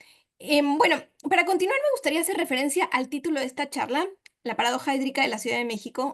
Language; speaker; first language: Spanish; native; Spanish